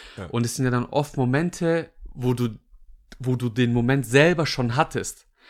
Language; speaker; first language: German; early bilingual, other home language; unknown